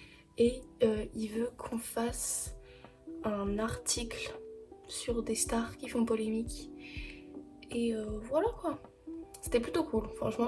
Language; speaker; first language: French; native; French